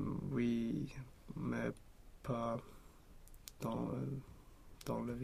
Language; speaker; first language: French; non-native, learner; Swedish